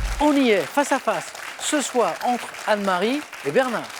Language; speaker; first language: French; native; French